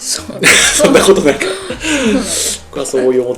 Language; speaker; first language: Japanese; native; Japanese